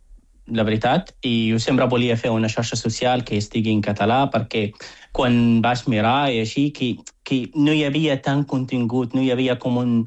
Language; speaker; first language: Catalan; non-native, fluent; Arabic